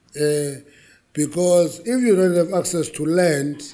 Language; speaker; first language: English; non-native, local second language; Xhosa